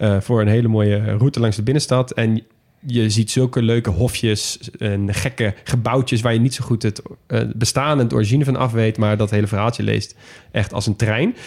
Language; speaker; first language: Dutch; native; Dutch